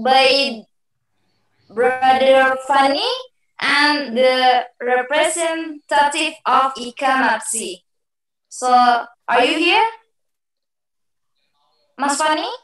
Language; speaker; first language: English; non-native, learner; Indonesian